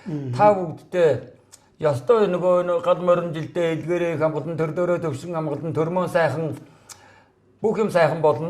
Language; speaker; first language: Mongolian; native; Mongolian